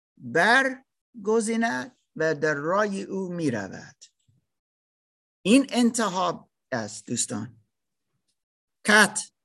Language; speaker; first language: Persian; non-native, learner; German